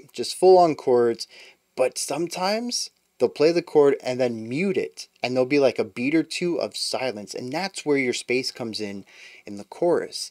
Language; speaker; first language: English; native; English